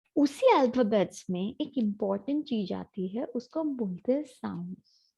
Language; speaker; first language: Hindi; native; Hindi